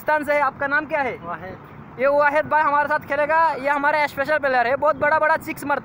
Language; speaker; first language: Hindi; non-native, learner; Bangla